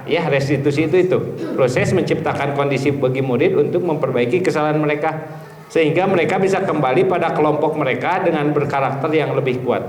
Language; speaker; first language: Indonesian; native; Indonesian